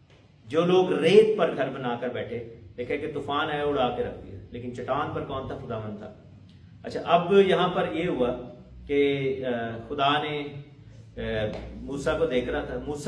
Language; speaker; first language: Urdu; non-native, local second language; Punjabi